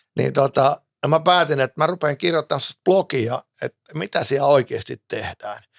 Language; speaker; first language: Finnish; native; Finnish